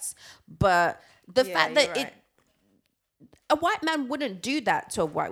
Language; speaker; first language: English; native; English